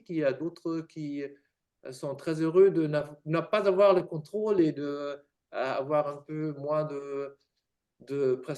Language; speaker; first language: French; non-native, fluent; German